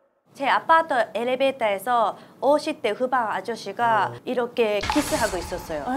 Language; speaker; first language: Korean; non-native, fluent; Japanese